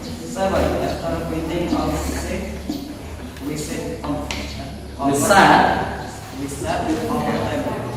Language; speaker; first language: English; non-native, learner; Indonesian